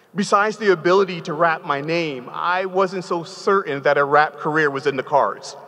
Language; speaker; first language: English; native; English